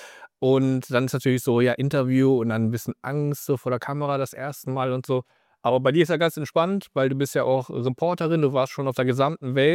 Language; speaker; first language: German; native; German